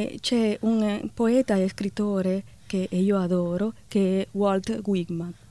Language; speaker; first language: Italian; non-native, fluent; Spanish